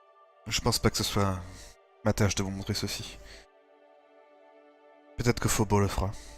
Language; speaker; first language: French; native; French